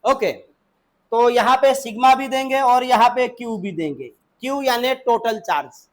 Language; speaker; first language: Hindi; non-native, local second language; Marathi